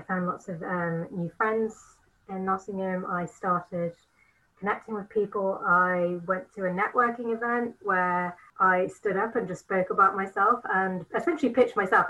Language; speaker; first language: English; native; English